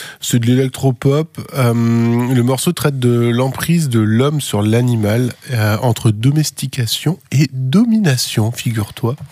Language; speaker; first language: French; native; French